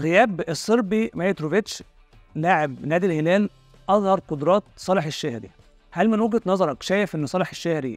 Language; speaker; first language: Arabic; native; Arabic